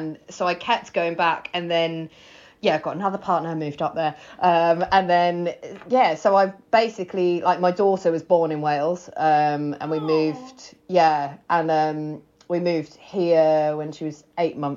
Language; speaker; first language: English; native; English